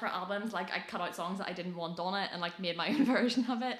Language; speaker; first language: English; native; English